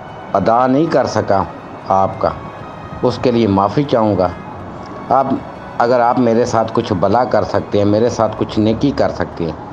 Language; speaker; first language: Urdu; native; Urdu